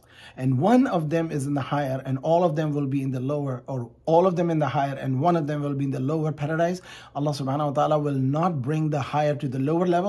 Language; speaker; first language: English; non-native, fluent; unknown